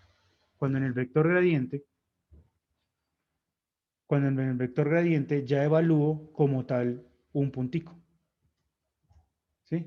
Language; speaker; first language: Spanish; native; Spanish